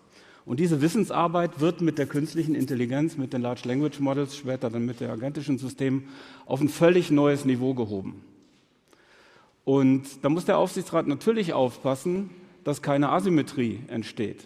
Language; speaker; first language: German; native; German